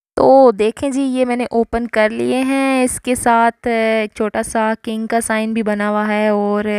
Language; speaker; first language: Urdu; native; Urdu